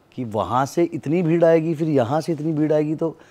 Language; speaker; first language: Hindi; native; Hindi